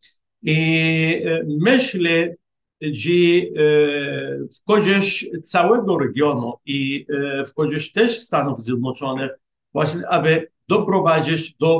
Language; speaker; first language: Polish; non-native, fluent; Arabic